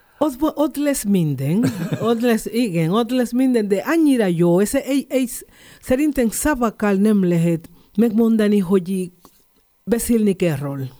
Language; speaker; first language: Hungarian; non-native, learner; Spanish